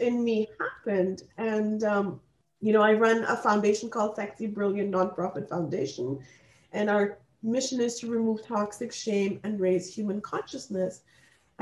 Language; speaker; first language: English; non-native, local second language; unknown